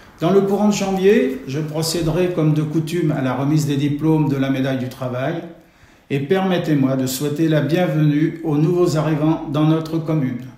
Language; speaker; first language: French; native; French